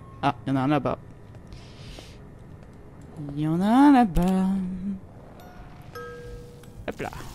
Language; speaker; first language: French; native; French